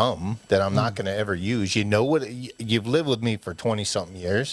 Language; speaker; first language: English; native; English